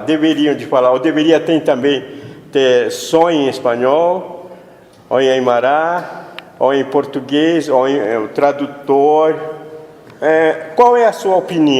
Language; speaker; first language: Portuguese; non-native, fluent; Spanish